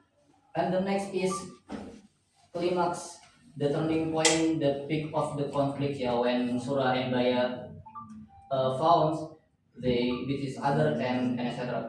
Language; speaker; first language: English; non-native, learner; Indonesian